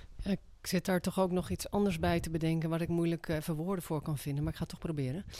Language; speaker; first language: Dutch; native; Dutch